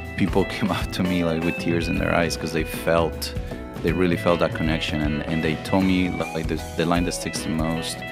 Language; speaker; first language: English; non-native, fluent; Spanish